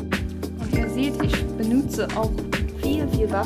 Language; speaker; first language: German; non-native, fluent; English